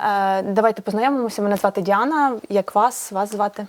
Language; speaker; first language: Ukrainian; native; Ukrainian